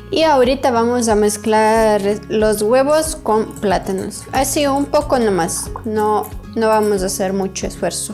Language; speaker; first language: Spanish; non-native, fluent; Ukrainian